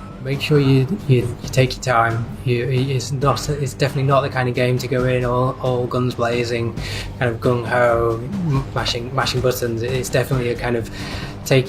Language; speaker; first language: English; native; English